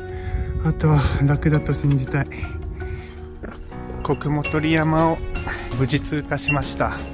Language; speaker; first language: Japanese; native; Japanese